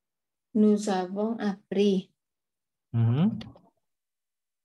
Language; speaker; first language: French; non-native, learner; Indonesian